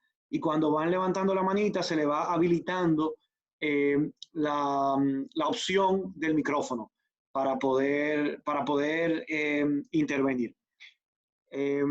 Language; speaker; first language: Spanish; native; Spanish